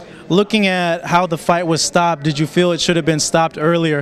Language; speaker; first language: English; early bilingual, other home language; Spanish